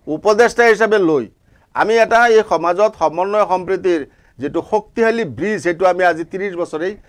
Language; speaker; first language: Assamese; non-native, local second language; Bangla